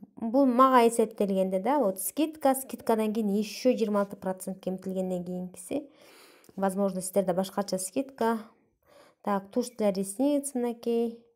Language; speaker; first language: Russian; non-native, local second language; Kyrgyz